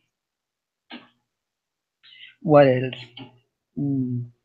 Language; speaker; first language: English; non-native, learner; Spanish